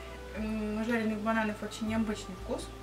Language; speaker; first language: Russian; native; Russian